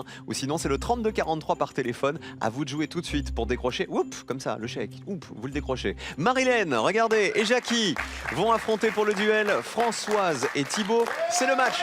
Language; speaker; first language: French; native; French